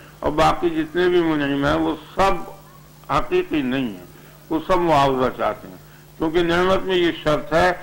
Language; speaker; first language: Urdu; native; Urdu